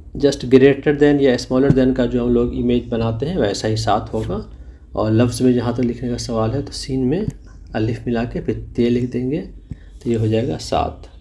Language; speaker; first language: Hindi; native; Hindi